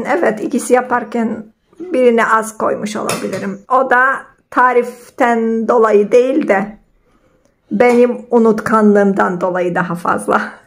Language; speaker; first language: Turkish; non-native, fluent; Polish